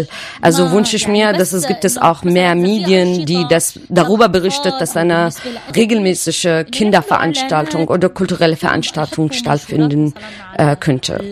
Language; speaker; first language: German; non-native, learner; Arabic